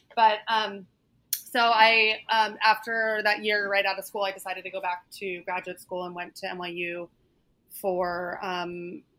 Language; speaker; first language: English; native; English